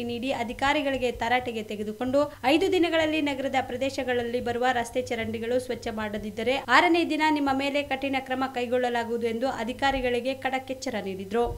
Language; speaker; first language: Kannada; native; Kannada